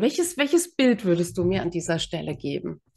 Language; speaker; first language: German; native; German